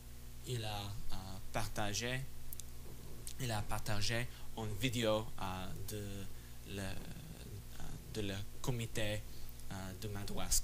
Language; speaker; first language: French; non-native, fluent; English